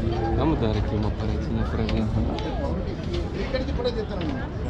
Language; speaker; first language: Portuguese; non-native, fluent; Russian